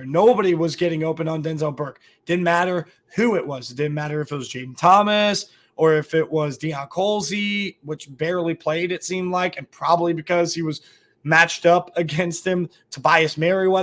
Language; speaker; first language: English; native; English